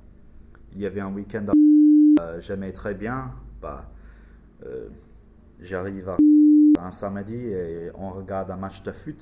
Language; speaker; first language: French; non-native, learner; English